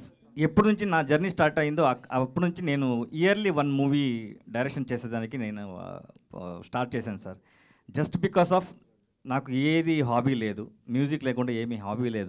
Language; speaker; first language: Telugu; non-native, learner; Kannada